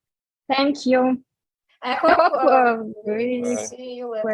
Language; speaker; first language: English; non-native, fluent; Russian